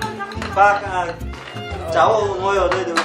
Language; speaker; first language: Vietnamese; non-native, fluent; Korean